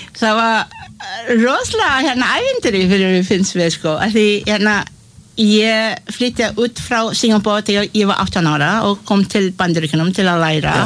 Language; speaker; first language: Icelandic; non-native, fluent; English